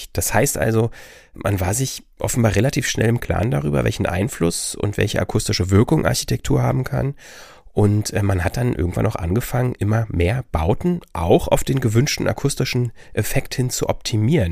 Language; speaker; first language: German; native; German